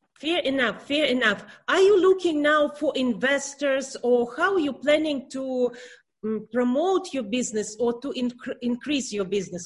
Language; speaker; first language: English; non-native, learner; Russian